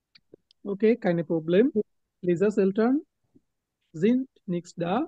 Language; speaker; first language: German; non-native, learner; Bangla